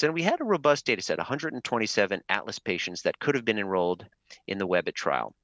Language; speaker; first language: English; native; English